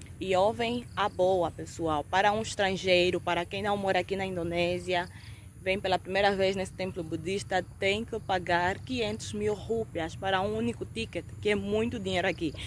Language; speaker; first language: Portuguese; native; Portuguese